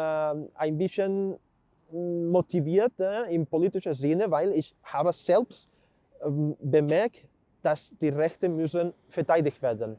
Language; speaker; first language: German; non-native, fluent; Catalan